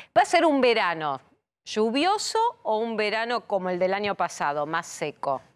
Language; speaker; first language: Spanish; native; Spanish